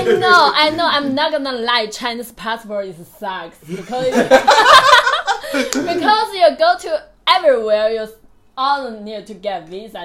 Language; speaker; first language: English; non-native, learner; Chinese